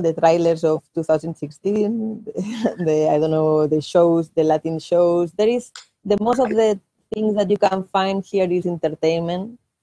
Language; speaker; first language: English; non-native, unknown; Catalan